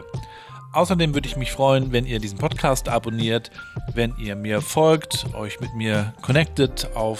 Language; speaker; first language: German; native; German